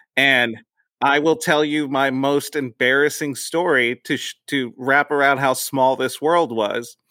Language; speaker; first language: English; native; English